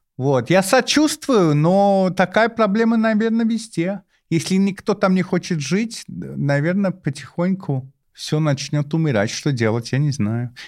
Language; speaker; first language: Russian; non-native, fluent; English